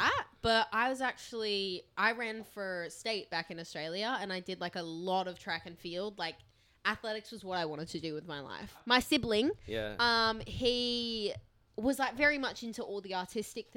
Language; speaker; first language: English; native; English